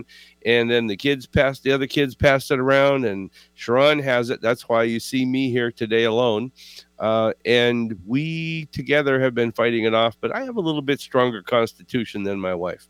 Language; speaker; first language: English; native; English